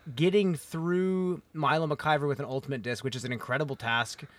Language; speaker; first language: English; native; English